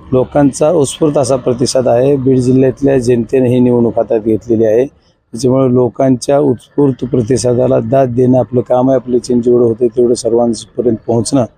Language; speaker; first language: Marathi; native; Marathi